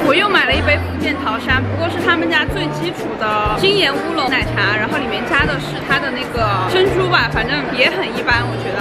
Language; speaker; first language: Chinese; native; Chinese